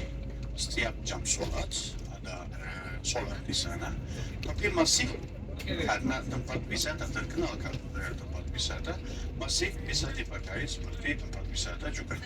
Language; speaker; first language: Indonesian; non-native, fluent; Turkish